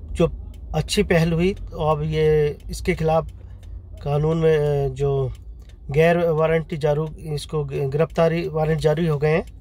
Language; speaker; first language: Hindi; native; Hindi